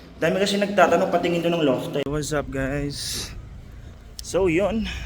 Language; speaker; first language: Filipino; native; Filipino